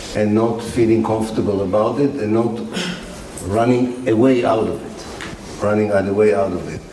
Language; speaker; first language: English; non-native, fluent; Arabic